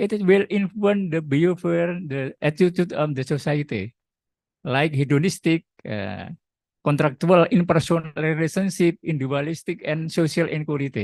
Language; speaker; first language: English; non-native, learner; Indonesian